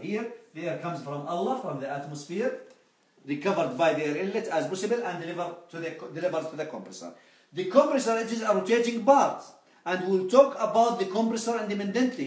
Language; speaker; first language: English; non-native, fluent; Arabic